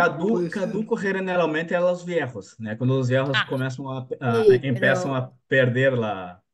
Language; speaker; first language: Spanish; non-native, learner; Portuguese